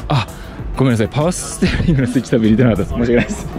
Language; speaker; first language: Japanese; native; Japanese